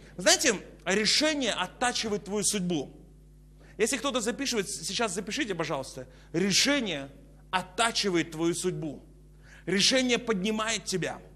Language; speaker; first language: Russian; native; Russian